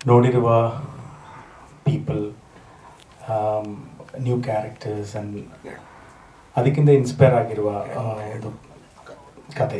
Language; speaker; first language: Kannada; non-native, local second language; Malayalam